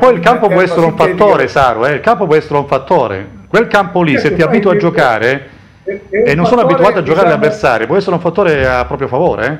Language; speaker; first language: Italian; native; Italian